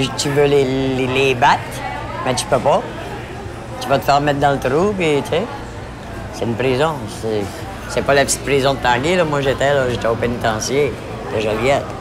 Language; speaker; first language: French; native; French